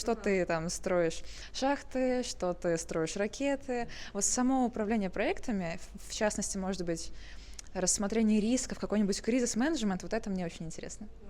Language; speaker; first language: Russian; native; Russian